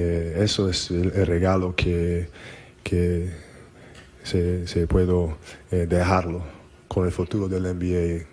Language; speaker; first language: Spanish; non-native, learner; English